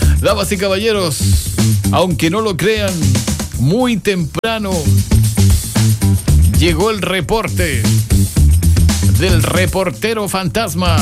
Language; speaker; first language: Spanish; native; Spanish